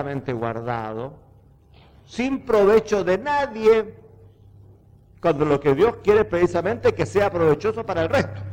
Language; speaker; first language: Spanish; native; Spanish